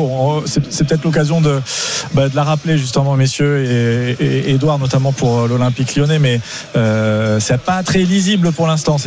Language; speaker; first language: French; native; French